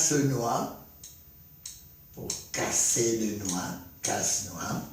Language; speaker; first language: French; non-native, fluent; Spanish